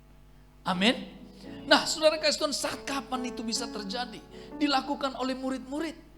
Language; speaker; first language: Indonesian; native; Indonesian